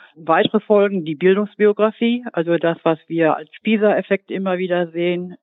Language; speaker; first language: German; native; German